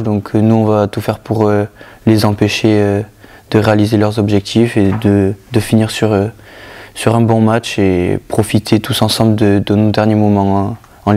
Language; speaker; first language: French; native; French